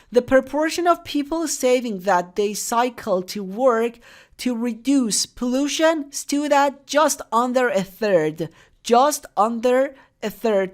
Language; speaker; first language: English; non-native, fluent; Persian